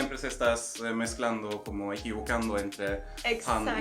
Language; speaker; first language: Spanish; non-native, fluent; Swedish